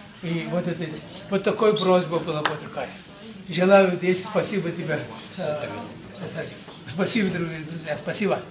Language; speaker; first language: Russian; non-native, local second language; Tuvinian